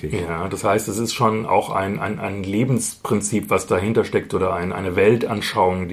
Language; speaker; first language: German; native; German